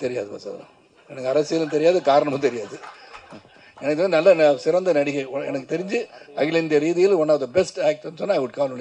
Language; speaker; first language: Tamil; native; Tamil